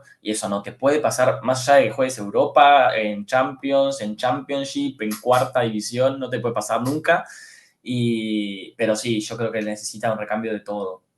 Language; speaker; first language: Spanish; native; Spanish